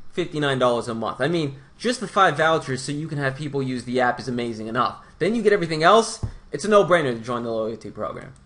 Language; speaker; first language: English; non-native, fluent; Portuguese